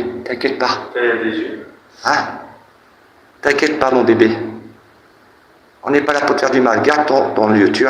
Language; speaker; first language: French; native; French